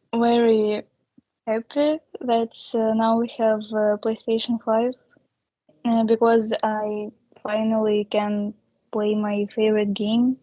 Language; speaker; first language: English; non-native, learner; Russian